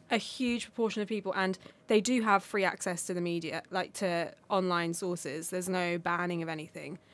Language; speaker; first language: English; non-native, local second language; Armenian